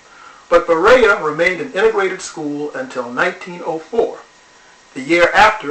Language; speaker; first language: English; native; English